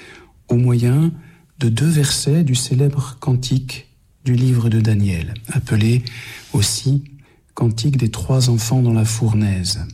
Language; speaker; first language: French; native; French